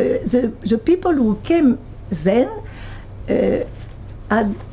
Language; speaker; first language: English; non-native, learner; French